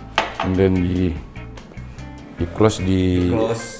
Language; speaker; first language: English; non-native, learner; Indonesian